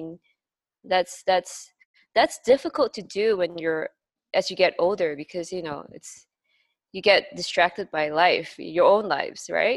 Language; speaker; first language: English; non-native, local second language; Cantonese